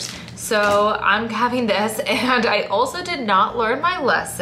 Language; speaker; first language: English; native; English